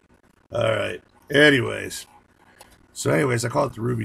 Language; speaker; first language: English; native; English